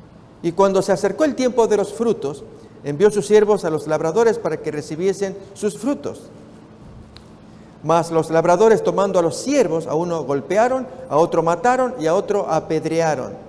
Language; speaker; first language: Spanish; native; Spanish